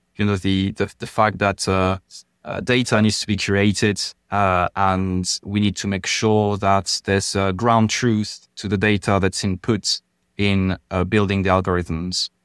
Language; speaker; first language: English; non-native, fluent; French